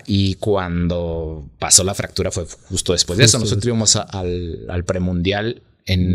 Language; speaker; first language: Spanish; native; Spanish